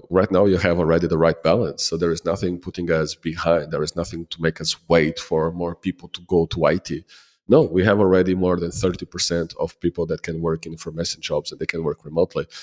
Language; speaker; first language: English; non-native, fluent; Portuguese